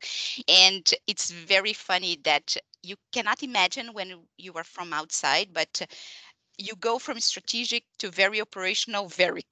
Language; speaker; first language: English; non-native, fluent; Portuguese